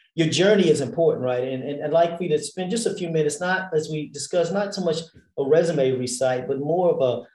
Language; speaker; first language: English; native; English